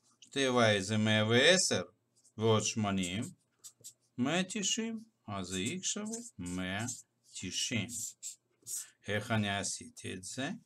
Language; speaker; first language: Hebrew; native; Hebrew